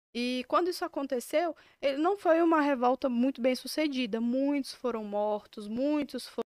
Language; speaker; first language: Portuguese; native; Portuguese